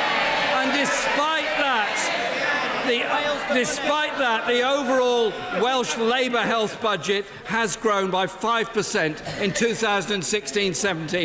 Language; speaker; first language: English; native; English